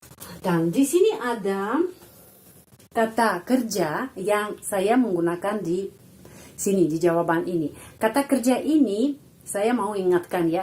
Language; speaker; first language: Indonesian; non-native, fluent; Russian